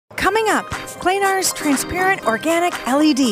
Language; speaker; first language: English; native; English